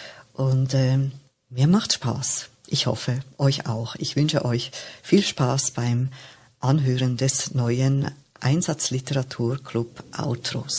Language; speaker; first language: German; native; German